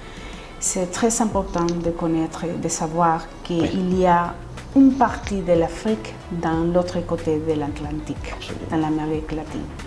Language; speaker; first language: French; non-native, fluent; Spanish